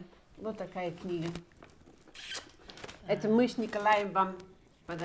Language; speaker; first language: Russian; non-native, fluent; Dutch